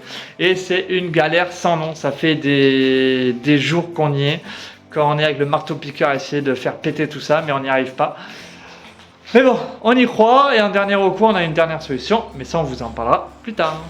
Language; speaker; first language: French; native; French